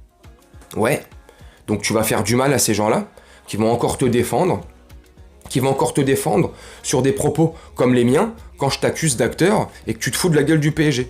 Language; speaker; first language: French; native; French